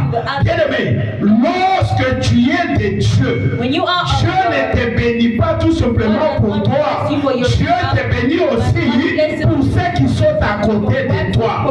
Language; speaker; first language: French; non-native, local second language; Lingala